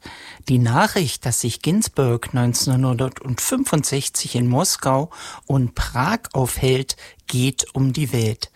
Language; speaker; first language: German; native; German